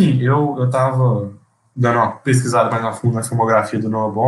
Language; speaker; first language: Portuguese; native; Portuguese